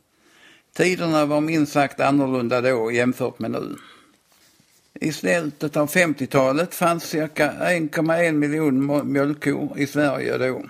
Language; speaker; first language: Swedish; native; Swedish